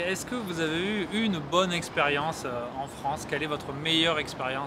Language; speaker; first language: French; native; French